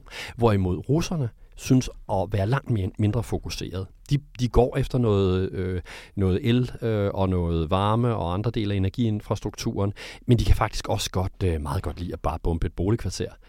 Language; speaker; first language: Danish; native; Danish